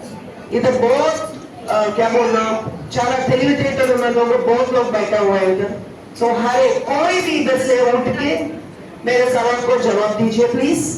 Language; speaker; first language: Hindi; non-native, local second language; Telugu